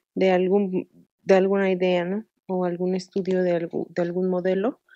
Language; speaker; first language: Spanish; native; Spanish